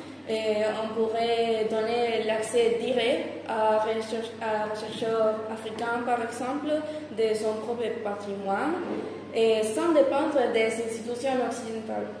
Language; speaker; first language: French; non-native, fluent; Spanish